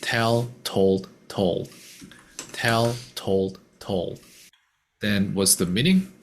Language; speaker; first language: English; non-native, fluent; Korean